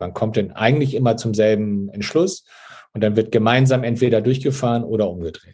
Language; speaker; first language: German; native; German